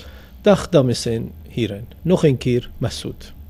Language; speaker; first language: Dutch; non-native, learner; Persian